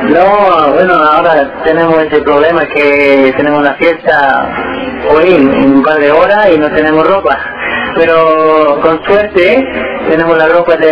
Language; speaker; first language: Spanish; early bilingual, heritage; Spanish